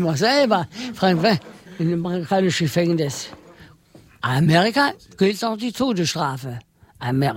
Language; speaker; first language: German; non-native, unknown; Turkish